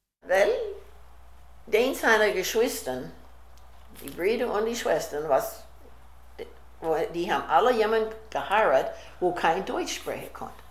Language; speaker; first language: German; early bilingual, heritage; German